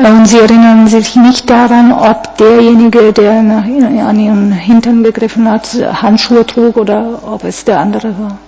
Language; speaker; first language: German; non-native, fluent; Italian